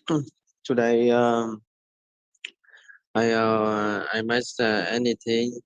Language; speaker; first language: English; non-native, learner; Vietnamese